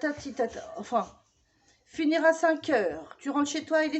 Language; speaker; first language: French; native; French